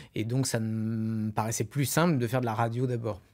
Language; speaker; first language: French; native; French